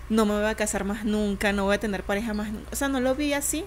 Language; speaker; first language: Spanish; native; Spanish